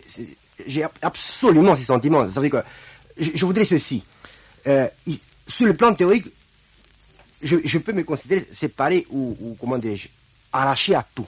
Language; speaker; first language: French; non-native, fluent; Romanian